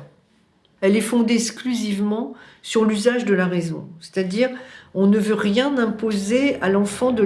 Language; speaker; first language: French; native; French